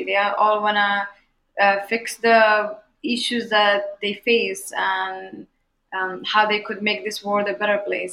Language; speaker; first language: English; non-native, fluent; Arabic